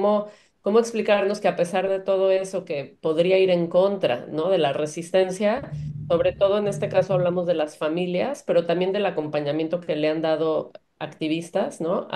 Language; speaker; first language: Spanish; native; Spanish